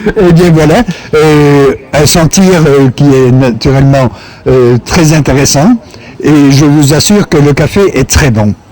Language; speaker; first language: French; native; French